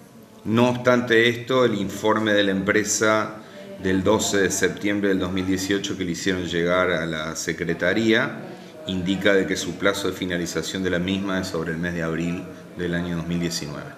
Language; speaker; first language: Spanish; native; Spanish